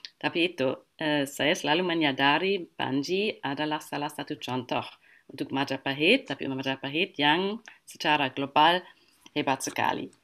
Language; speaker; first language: Indonesian; non-native, fluent; German